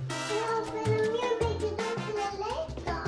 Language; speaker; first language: Icelandic; early bilingual, heritage; Icelandic